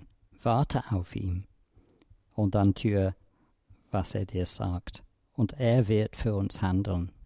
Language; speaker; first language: German; non-native, fluent; English